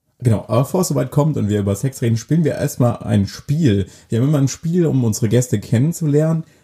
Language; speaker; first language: German; native; German